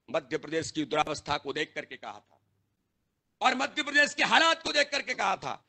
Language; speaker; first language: Hindi; native; Hindi